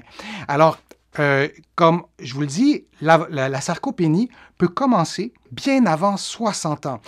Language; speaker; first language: French; native; French